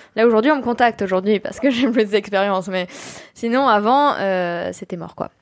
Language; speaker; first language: French; native; French